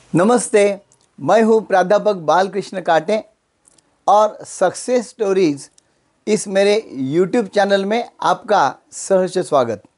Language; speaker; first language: Hindi; non-native, local second language; Marathi